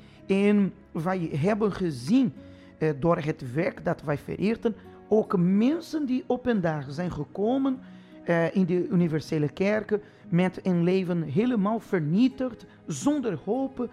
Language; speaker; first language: Dutch; non-native, fluent; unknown